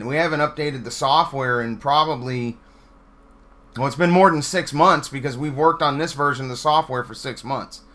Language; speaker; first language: English; native; English